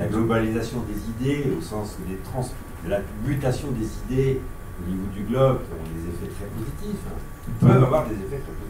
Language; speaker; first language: French; native; French